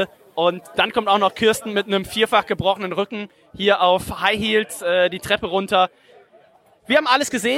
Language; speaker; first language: German; native; German